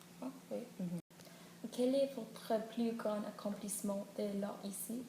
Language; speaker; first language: French; non-native, learner; English